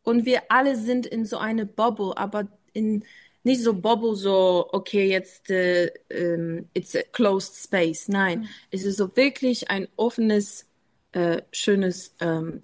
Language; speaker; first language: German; non-native, learner; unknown